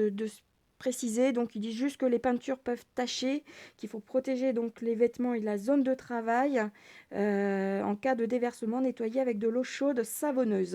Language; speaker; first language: French; native; French